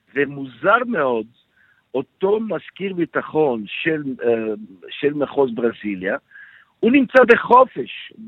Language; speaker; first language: Hebrew; non-native, fluent; Portuguese